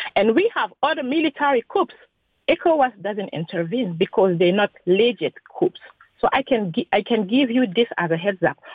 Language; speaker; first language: English; non-native, fluent; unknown